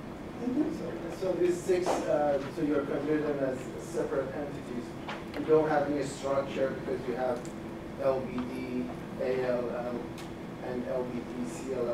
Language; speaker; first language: English; non-native, fluent; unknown